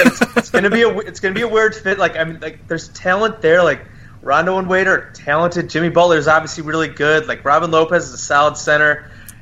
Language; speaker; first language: English; native; English